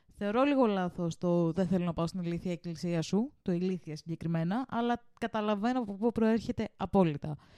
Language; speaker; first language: Greek; early bilingual, heritage; Greek